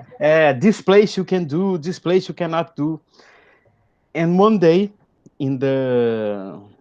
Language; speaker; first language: English; non-native, fluent; Portuguese